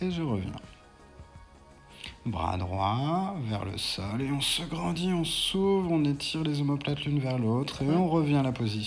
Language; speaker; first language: French; native; French